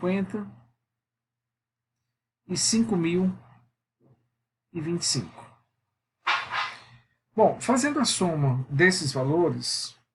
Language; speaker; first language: Portuguese; native; Portuguese